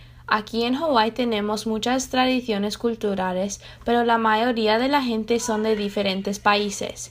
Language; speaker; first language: Spanish; non-native, learner; English